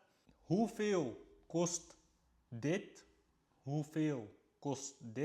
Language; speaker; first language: Dutch; non-native, fluent; Arabic